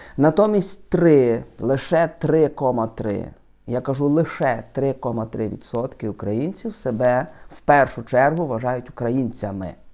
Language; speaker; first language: Ukrainian; native; Ukrainian